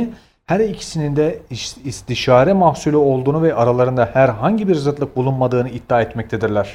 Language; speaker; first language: Turkish; native; Turkish